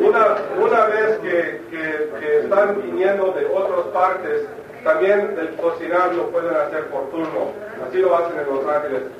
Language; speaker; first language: Spanish; non-native, fluent; English